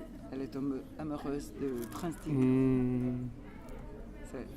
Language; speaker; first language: French; non-native, fluent; Italian